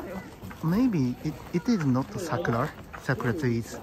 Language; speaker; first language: English; non-native, learner; Japanese